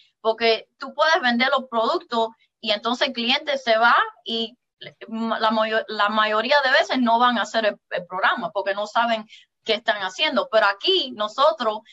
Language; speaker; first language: Spanish; early bilingual, heritage; English